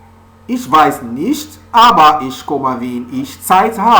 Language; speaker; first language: German; non-native, fluent; French